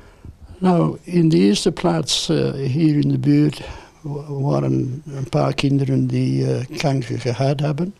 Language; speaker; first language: Dutch; non-native, fluent; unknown